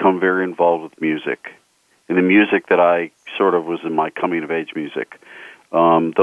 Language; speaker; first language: English; native; English